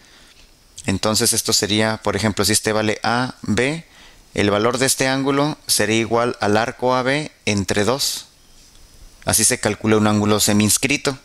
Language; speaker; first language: Spanish; native; Spanish